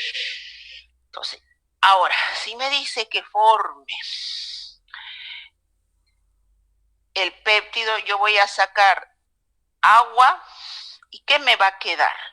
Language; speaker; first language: Spanish; native; Spanish